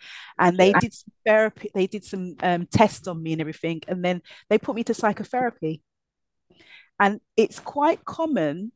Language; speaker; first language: English; native; English